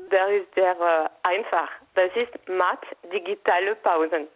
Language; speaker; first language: German; non-native, local second language; French